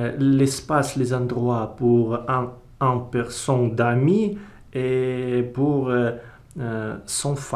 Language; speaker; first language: French; non-native, learner; Russian